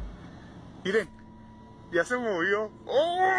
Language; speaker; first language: Spanish; native; Spanish